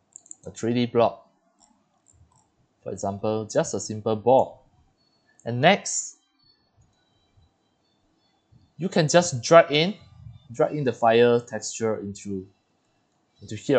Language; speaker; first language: English; non-native, fluent; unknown